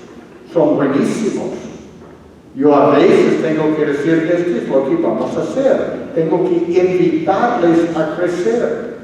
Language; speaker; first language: Spanish; non-native, fluent; English